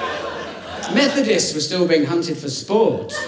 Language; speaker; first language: English; native; English